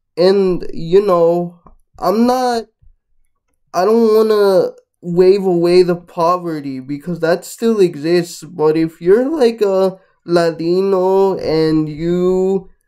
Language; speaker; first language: English; non-native, fluent; Spanish